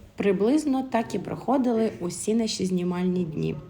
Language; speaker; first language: Ukrainian; native; Ukrainian